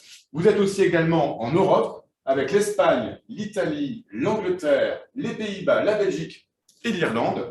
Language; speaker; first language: French; native; French